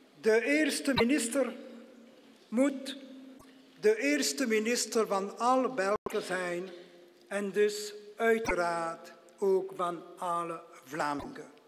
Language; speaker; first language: Dutch; non-native, local second language; French